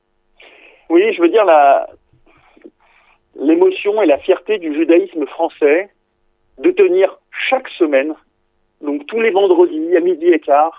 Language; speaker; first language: French; native; French